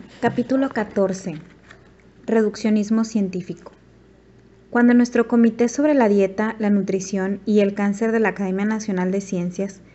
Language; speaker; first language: Spanish; native; Spanish